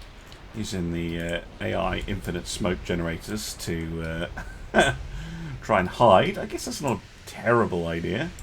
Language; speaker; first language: English; native; English